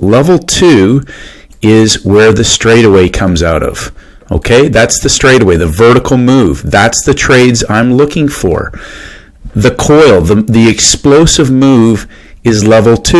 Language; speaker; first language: English; native; English